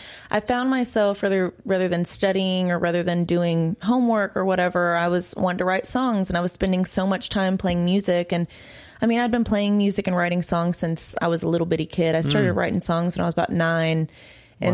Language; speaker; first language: English; native; English